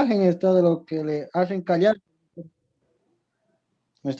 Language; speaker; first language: Spanish; native; Spanish